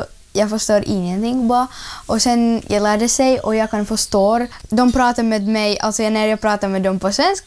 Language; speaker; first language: Swedish; non-native, learner; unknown